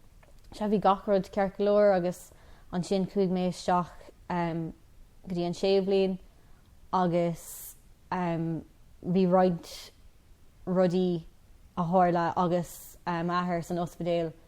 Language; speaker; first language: Irish; non-native, local second language; English